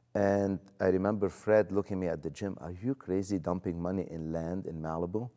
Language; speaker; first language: English; non-native, fluent; Arabic